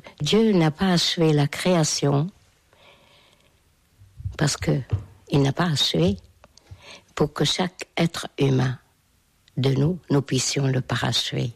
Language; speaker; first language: French; non-native, fluent; Hungarian